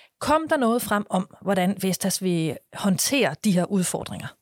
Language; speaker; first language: Danish; native; Danish